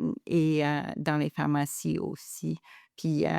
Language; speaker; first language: French; non-native, local second language; English